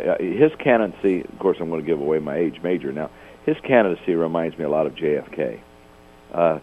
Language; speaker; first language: English; native; English